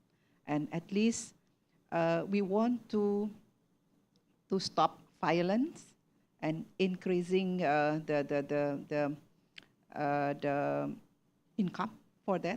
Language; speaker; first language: English; non-native, learner; Indonesian